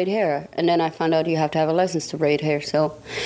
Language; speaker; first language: English; non-native, fluent; German